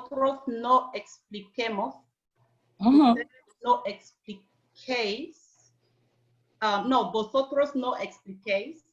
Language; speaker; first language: Spanish; non-native, learner; English